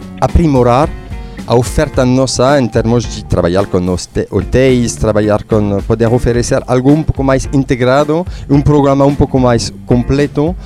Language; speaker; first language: Portuguese; non-native, fluent; French